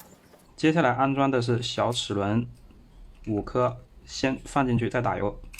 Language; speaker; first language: Chinese; native; Chinese